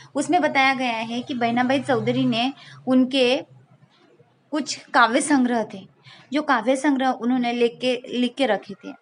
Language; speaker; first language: Hindi; non-native, local second language; Marathi